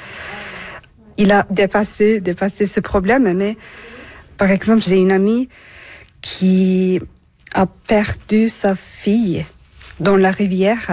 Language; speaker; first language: French; non-native, fluent; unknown